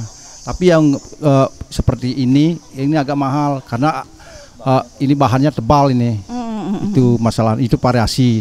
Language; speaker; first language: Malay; non-native, local second language; Balinese